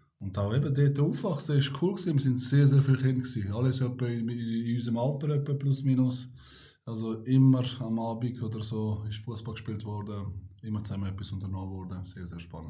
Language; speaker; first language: German; early bilingual, other home language; Albanian